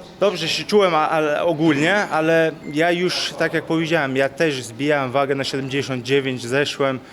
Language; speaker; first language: Polish; non-native, fluent; Chechen